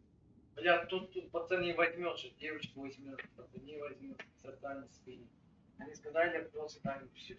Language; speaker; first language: Russian; non-native, learner; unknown